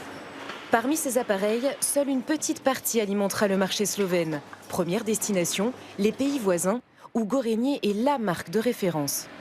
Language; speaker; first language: French; native; French